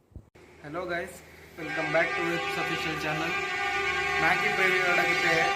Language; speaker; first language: Telugu; non-native, local second language; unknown